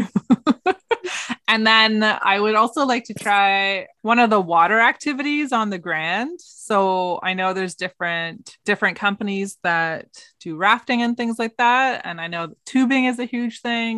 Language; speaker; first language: English; native; English